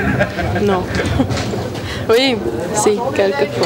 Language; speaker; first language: French; non-native, local second language; German